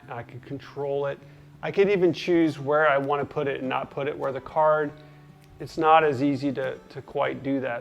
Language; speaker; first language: English; native; English